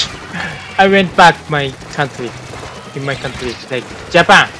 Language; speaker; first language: English; non-native, learner; Japanese